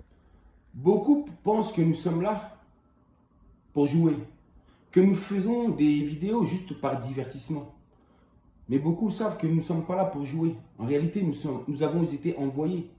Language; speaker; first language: French; non-native, local second language; Kongo